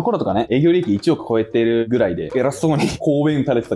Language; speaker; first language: Japanese; native; Japanese